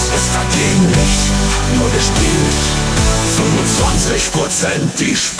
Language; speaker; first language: German; non-native, learner; Italian